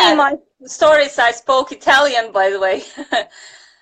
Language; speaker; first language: English; non-native, fluent; Russian